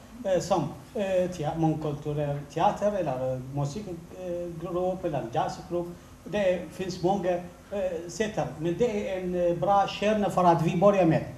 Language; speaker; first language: Swedish; non-native, fluent; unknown